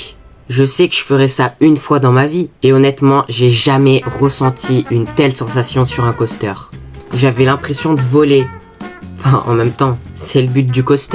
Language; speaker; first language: French; native; French